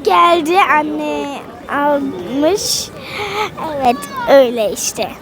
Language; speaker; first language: Turkish; early bilingual, heritage; Turkish